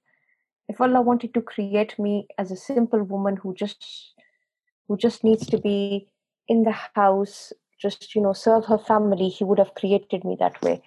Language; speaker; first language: English; non-native, local second language; Urdu